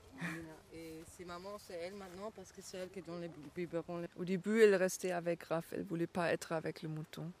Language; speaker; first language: French; non-native, fluent; Italian